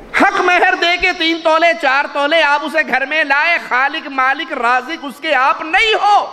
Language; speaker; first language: Urdu; non-native, local second language; Punjabi